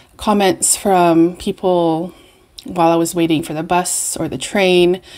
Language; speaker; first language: English; native; English